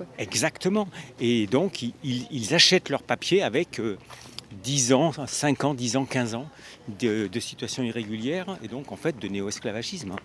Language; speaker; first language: French; native; French